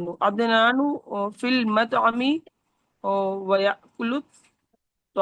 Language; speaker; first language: Arabic; non-native, learner; Urdu